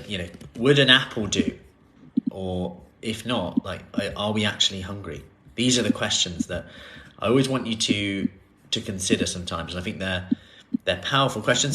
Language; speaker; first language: English; native; English